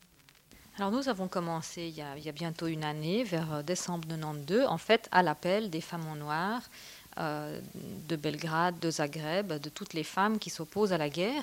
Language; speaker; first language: French; native; French